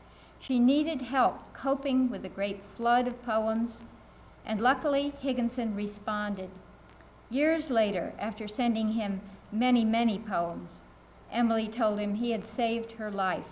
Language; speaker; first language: English; native; English